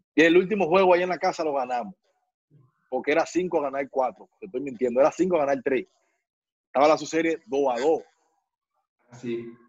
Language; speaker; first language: Spanish; native; Spanish